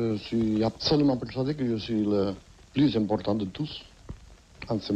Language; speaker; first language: French; non-native, fluent; Catalan